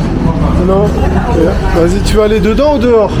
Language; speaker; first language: French; native; French